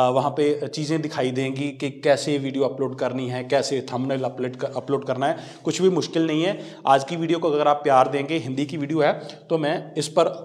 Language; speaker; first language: Hindi; non-native, local second language; Punjabi